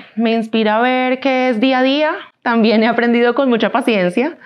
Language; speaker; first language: Spanish; native; Spanish